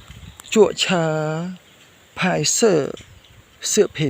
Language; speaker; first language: Chinese; non-native, learner; Khmer